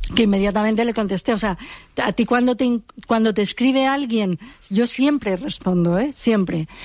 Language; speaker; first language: Spanish; native; Spanish